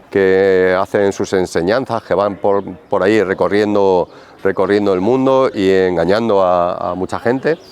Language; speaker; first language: Spanish; native; Spanish